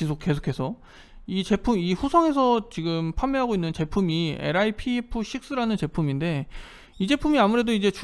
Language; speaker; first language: Korean; native; Korean